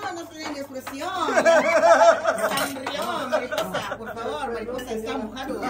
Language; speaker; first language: Spanish; non-native, learner; Filipino